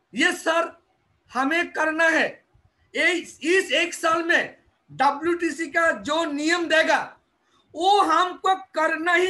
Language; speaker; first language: Hindi; non-native, local second language; Bangla